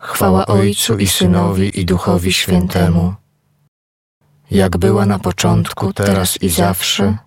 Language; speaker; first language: Polish; native; Polish